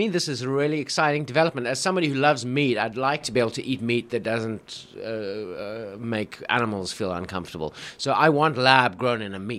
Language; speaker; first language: English; native; English